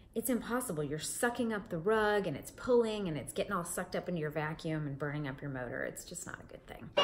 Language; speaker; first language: English; native; English